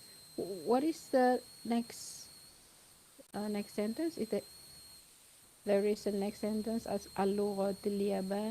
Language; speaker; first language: English; non-native, learner; Urdu